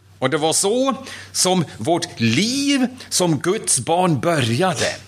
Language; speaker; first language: Swedish; non-native, fluent; German